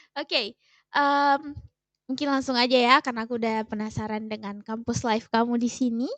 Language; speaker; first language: Indonesian; native; Indonesian